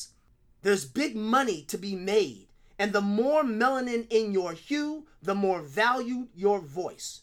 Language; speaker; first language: English; native; English